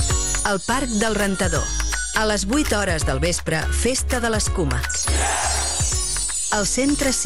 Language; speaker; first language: Catalan; native; Catalan